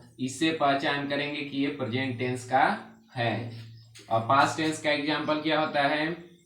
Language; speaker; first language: Hindi; native; Hindi